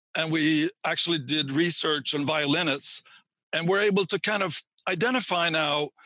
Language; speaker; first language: English; non-native, fluent; Swedish